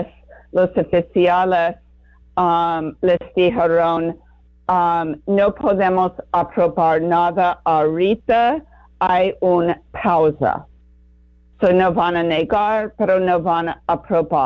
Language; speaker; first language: Spanish; non-native, learner; English